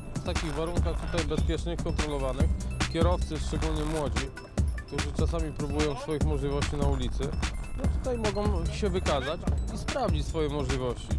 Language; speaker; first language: Polish; native; Polish